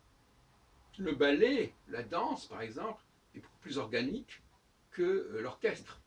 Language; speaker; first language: French; native; French